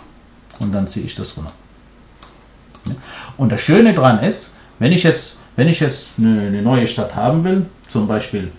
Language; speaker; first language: German; non-native, fluent; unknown